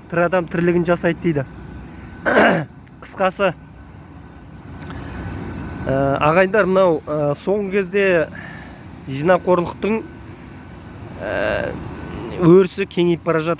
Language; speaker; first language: Kazakh; native; Kazakh